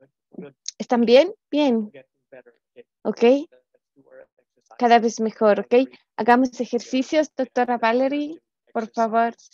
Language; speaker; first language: Spanish; native; Spanish